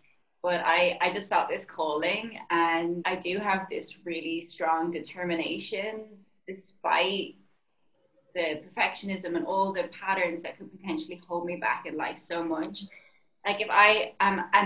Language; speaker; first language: English; native; English